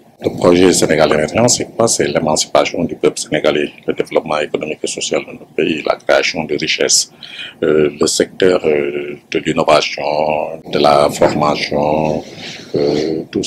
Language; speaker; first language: French; non-native, local second language; Wolof